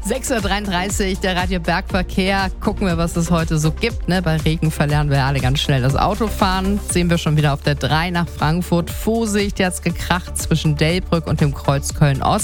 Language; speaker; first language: German; native; German